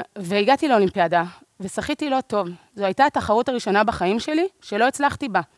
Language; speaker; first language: Hebrew; native; Hebrew